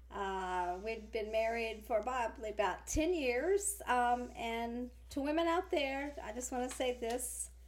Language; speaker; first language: English; native; English